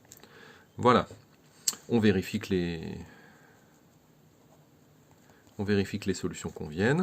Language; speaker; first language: French; native; French